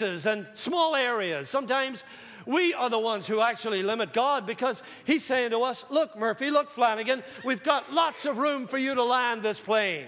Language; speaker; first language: English; native; English